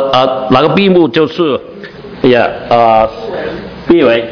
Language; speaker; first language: Chinese; non-native, learner; Cantonese